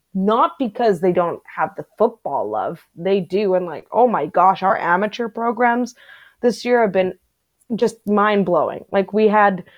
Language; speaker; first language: English; native; English